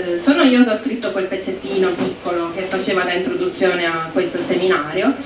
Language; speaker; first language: Italian; native; Italian